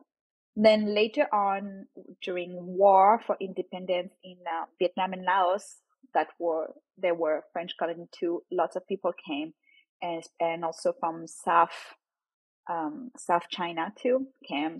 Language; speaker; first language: English; non-native, fluent; French